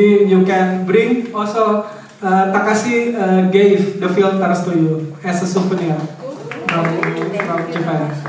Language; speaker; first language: English; non-native, fluent; Indonesian